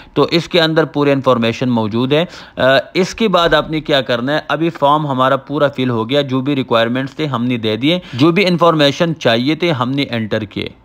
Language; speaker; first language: Urdu; native; Urdu